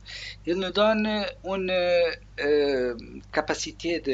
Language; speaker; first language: French; non-native, learner; Portuguese